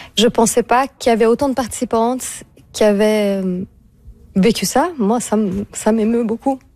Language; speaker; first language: French; non-native, fluent; Portuguese